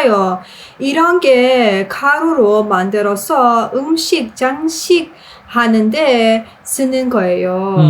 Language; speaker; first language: Korean; non-native, learner; Persian